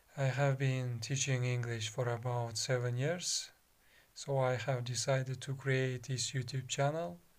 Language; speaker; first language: English; non-native, fluent; Kazakh